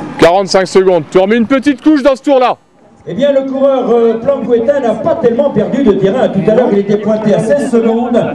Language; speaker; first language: French; native; French